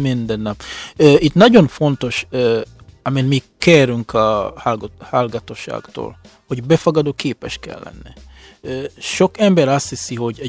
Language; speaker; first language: Hungarian; non-native, fluent; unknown